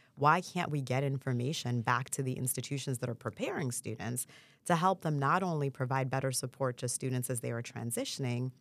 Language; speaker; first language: English; early bilingual, other home language; Haitian Creole